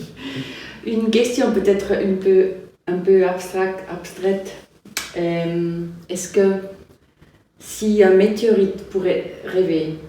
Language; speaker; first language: French; non-native, fluent; German